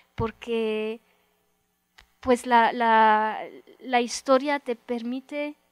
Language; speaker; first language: Spanish; non-native, fluent; Romanian